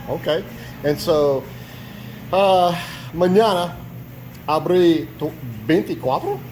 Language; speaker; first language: Spanish; non-native, learner; English